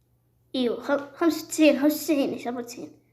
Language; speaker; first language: Arabic; native; Arabic